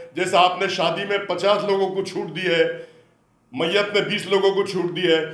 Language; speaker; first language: Hindi; non-native, local second language; Urdu